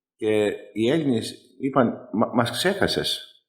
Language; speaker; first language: Greek; early bilingual, heritage; Greek